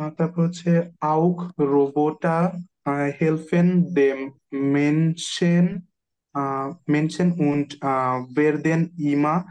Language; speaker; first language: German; non-native, learner; Bangla